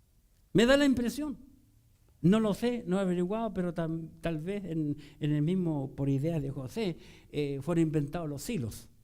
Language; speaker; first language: Spanish; native; Spanish